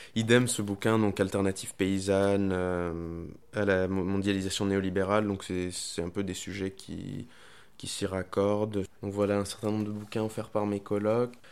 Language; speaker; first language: French; non-native, fluent; Spanish